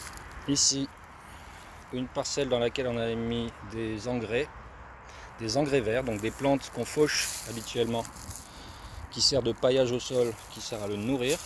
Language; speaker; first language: French; native; French